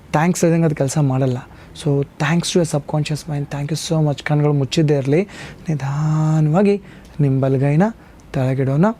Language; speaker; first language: Kannada; native; Kannada